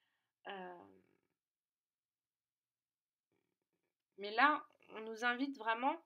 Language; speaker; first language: French; native; French